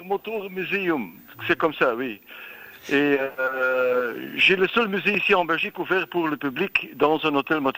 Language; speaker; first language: French; non-native, local second language; Dutch